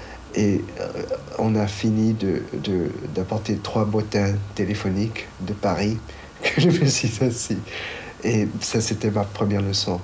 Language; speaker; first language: French; non-native, fluent; Chinese